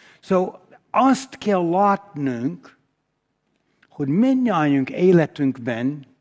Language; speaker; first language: Hungarian; non-native, fluent; English